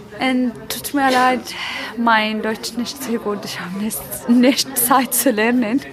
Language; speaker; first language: German; non-native, learner; Arabic